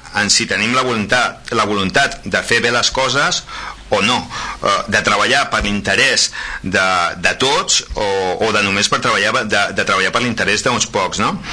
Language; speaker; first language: Catalan; native; Catalan